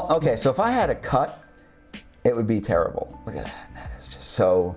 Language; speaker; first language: English; native; English